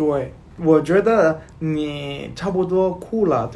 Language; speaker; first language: Chinese; non-native, learner; Spanish